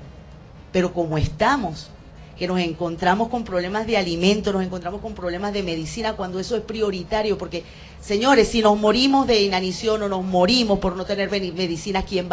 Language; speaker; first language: Spanish; native; Spanish